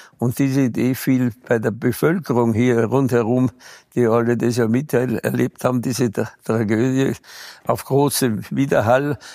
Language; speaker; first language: German; native; German